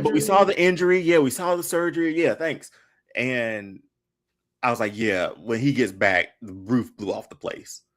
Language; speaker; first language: English; native; English